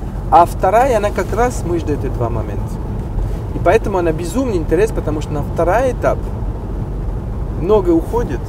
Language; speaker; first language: Russian; non-native, fluent; French